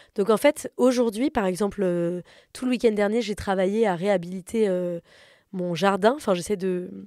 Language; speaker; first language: French; native; French